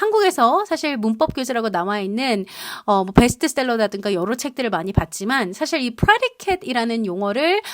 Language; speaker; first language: Korean; native; Korean